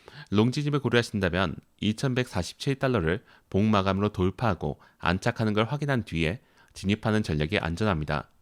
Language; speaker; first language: Korean; native; Korean